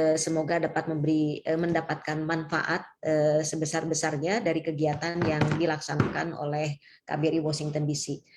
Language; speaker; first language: Indonesian; native; Indonesian